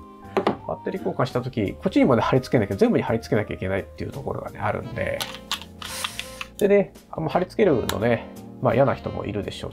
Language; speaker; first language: Japanese; native; Japanese